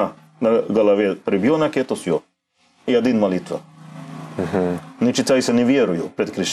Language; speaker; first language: Russian; non-native, learner; Swedish